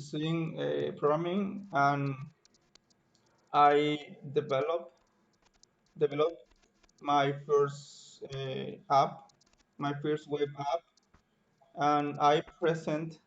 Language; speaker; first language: English; non-native, learner; Spanish